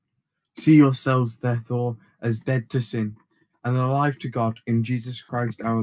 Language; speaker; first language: English; native; English